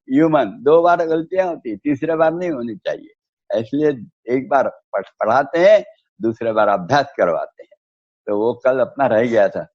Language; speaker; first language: Hindi; non-native, local second language; Marathi